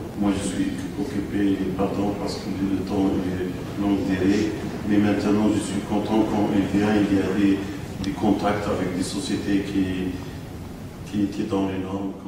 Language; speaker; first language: French; non-native, local second language; Arabic